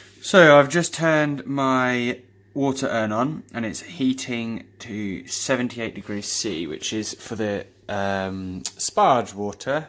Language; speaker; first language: English; native; English